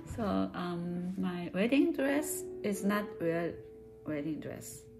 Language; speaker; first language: English; non-native, fluent; Japanese